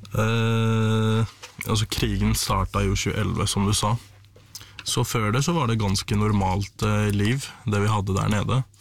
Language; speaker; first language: Norwegian; non-native, fluent; Arabic